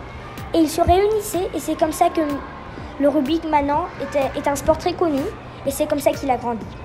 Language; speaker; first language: French; non-native, fluent; Spanish